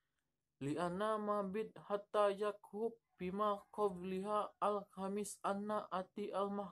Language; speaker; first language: Arabic; non-native, learner; Indonesian